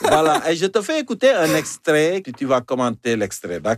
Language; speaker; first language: French; native; French